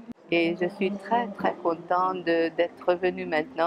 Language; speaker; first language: French; non-native, fluent; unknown